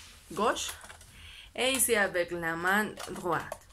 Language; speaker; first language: French; non-native, learner; Spanish